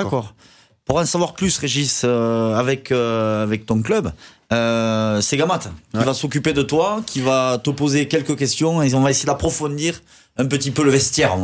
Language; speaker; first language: French; native; French